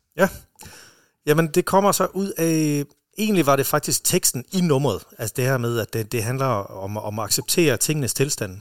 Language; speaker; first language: Danish; early bilingual, heritage; Danish